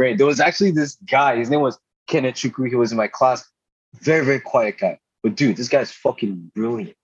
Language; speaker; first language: English; non-native, local second language; Igbo